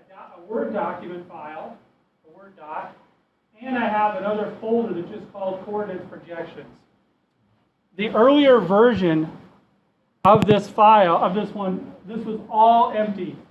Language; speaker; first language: English; native; English